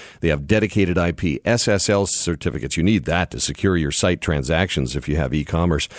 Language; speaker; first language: English; native; English